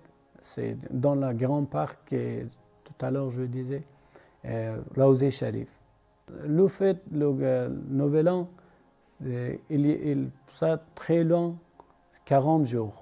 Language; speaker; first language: French; non-native, learner; Persian